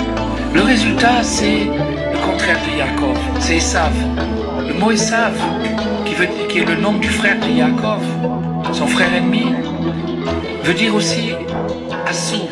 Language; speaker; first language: French; native; French